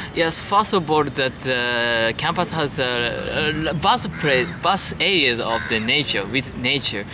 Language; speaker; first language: English; non-native, learner; Japanese